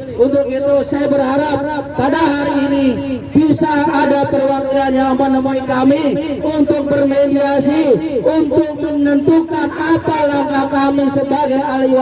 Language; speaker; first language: Indonesian; native; Indonesian